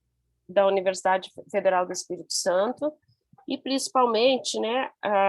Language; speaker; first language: Portuguese; non-native, learner; Spanish